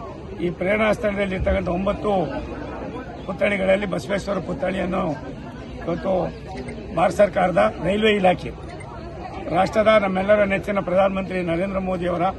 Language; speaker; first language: Kannada; native; Kannada